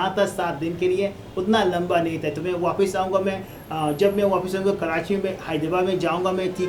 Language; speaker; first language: Hindi; non-native, learner; Arabic